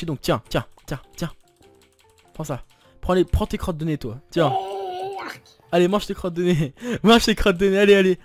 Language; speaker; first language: French; native; French